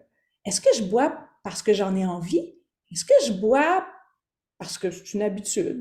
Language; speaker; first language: French; native; French